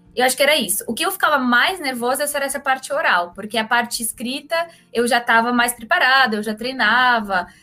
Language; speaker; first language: Portuguese; non-native, fluent; Russian